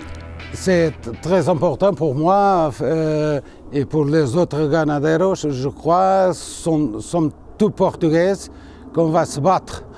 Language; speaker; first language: French; non-native, learner; Portuguese